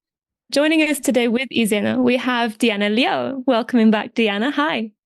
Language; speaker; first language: English; native; English